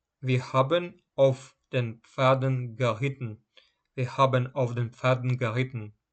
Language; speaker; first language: German; non-native, fluent; Ukrainian